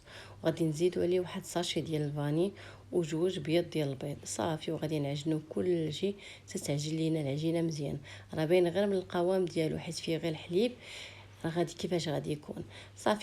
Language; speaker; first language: Arabic; native; Arabic